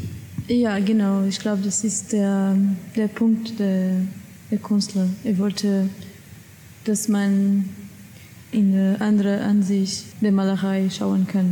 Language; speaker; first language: German; non-native, learner; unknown